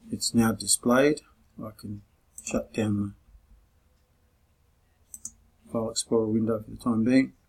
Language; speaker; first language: English; native; English